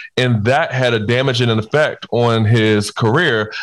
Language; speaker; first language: English; native; English